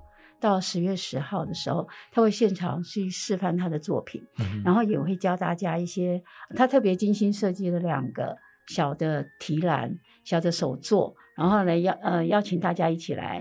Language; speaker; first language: Chinese; native; Chinese